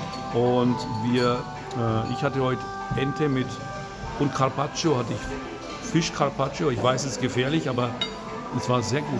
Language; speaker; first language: German; early bilingual, other home language; Turkish